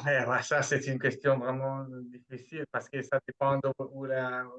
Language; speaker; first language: French; non-native, fluent; Italian